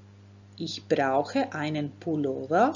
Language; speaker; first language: German; non-native, fluent; Croatian